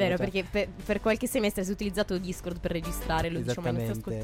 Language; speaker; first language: Italian; native; Italian